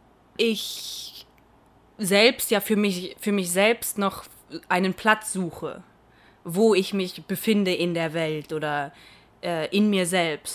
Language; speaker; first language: German; early bilingual, heritage; Portuguese